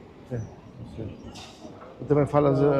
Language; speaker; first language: Portuguese; non-native, learner; German